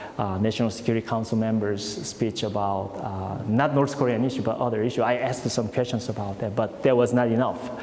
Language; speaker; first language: English; non-native, fluent; Korean